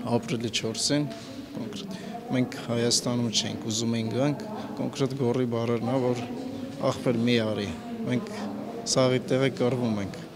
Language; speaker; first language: Armenian; native; Armenian